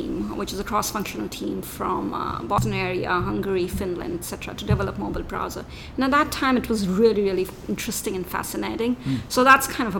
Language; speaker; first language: English; non-native, local second language; Hindi